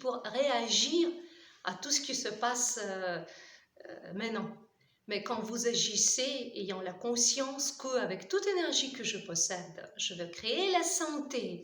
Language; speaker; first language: French; non-native, fluent; Russian